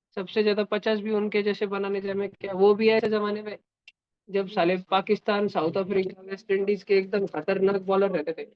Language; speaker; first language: Hindi; non-native, local second language; Marathi